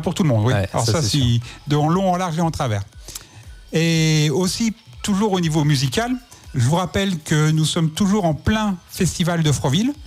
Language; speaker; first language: French; native; French